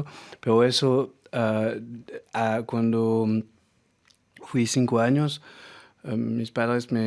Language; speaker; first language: Spanish; non-native, learner; French